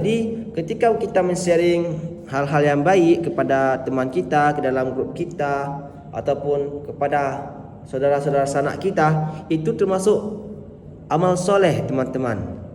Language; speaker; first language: Malay; non-native, local second language; Achinese